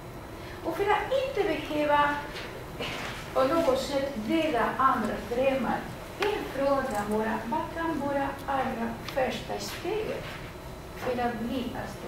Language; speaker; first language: Swedish; non-native, fluent; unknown